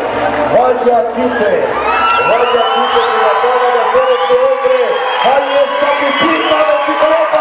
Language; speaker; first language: Spanish; native; Spanish